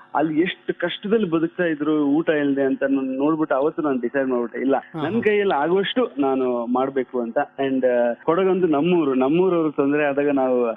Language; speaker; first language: Kannada; non-native, local second language; Kodava